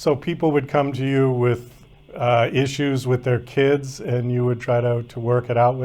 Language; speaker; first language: English; native; English